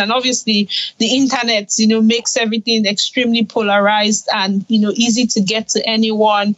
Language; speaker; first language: English; non-native, local second language; Igbo